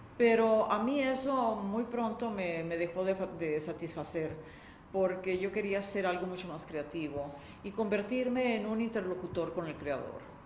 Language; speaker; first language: Spanish; native; Spanish